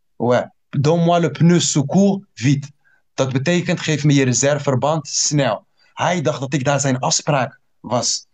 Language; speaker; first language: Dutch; early bilingual, other home language; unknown